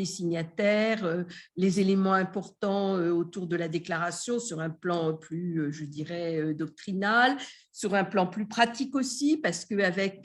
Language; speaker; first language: French; native; French